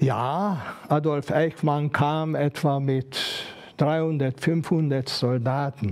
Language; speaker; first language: German; non-native, fluent; Hungarian